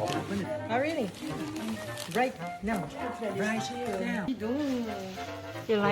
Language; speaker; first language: English; non-native, fluent; Korean